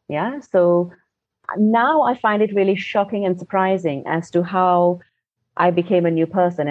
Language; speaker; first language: English; non-native, local second language; Gujarati